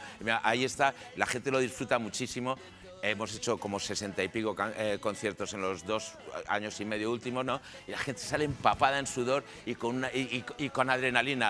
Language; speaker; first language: Spanish; native; Spanish